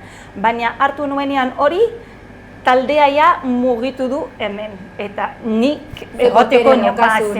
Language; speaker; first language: Basque; non-native, learner; Arabic